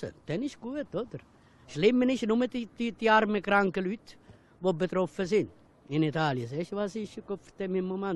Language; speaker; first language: German; non-native, fluent; Italian